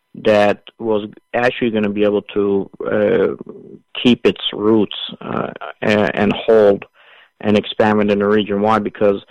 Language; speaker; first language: English; early bilingual, other home language; Assyrian Neo-Aramaic